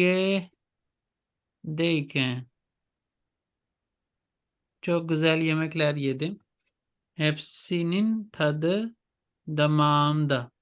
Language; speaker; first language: Turkish; non-native, fluent; Urdu